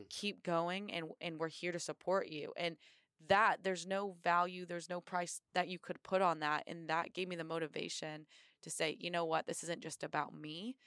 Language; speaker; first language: English; native; English